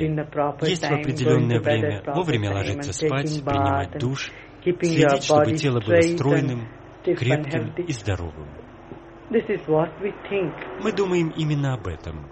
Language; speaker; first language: Russian; native; Russian